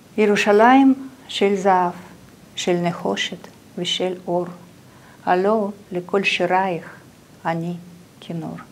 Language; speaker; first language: Hebrew; non-native, fluent; Russian